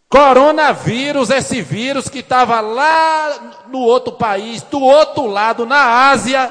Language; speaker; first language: Portuguese; native; Portuguese